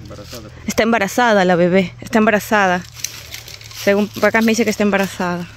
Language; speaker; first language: Spanish; native; Spanish